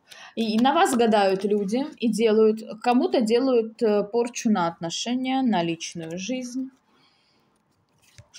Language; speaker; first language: Russian; native; Russian